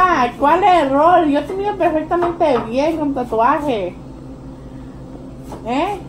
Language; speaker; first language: Spanish; early bilingual, heritage; Spanish